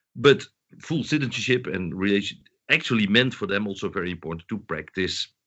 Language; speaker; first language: English; non-native, fluent; Dutch